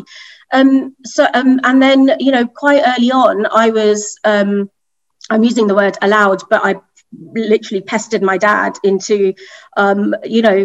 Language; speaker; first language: English; native; English